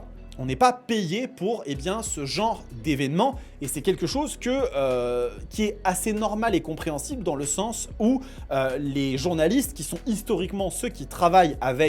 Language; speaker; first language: French; native; French